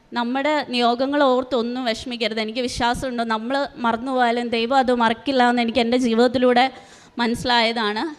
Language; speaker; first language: Malayalam; native; Malayalam